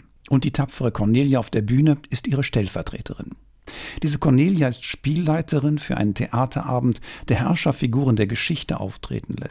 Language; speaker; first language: German; native; German